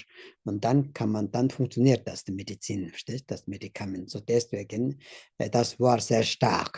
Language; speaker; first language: German; non-native, learner; Tibetan